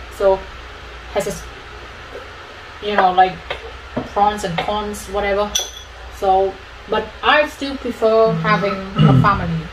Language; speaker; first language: English; non-native, fluent; Vietnamese